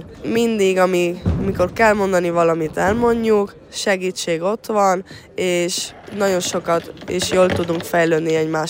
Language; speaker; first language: Hungarian; early bilingual, other home language; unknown